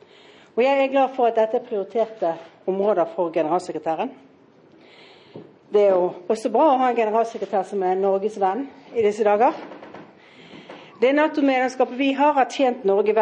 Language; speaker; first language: Norwegian; native; Norwegian